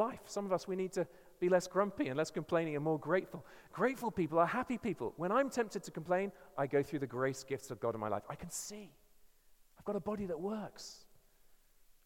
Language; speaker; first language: English; native; English